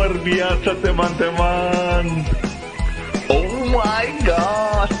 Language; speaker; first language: Indonesian; non-native, fluent; Portuguese